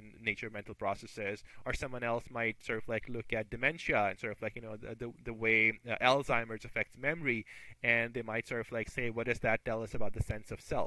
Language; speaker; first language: English; non-native, local second language; Urdu